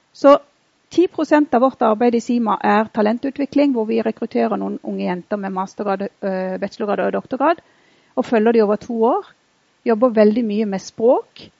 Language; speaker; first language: Norwegian; early bilingual, other home language; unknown